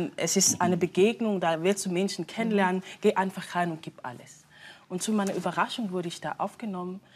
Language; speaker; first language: German; non-native, fluent; Swahili